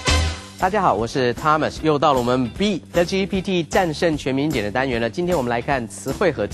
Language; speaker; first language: Chinese; native; Chinese